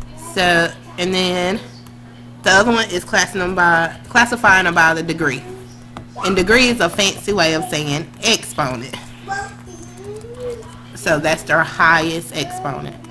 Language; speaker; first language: English; native; English